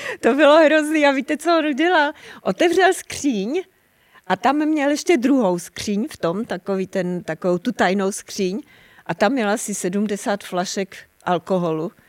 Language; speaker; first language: Czech; native; Czech